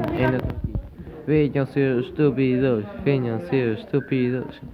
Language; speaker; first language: Portuguese; native; Portuguese